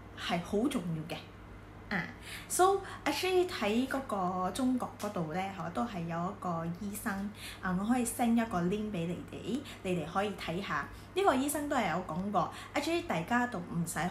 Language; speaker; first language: Cantonese; non-native, local second language; Hakka Chinese